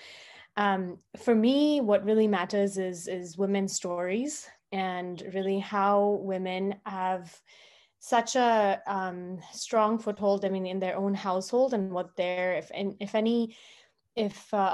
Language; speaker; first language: English; non-native, local second language; Hindi